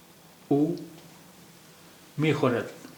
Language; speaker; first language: Persian; non-native, fluent; Urdu